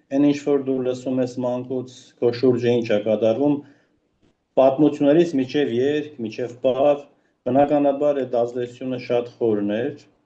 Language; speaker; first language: Armenian; native; Armenian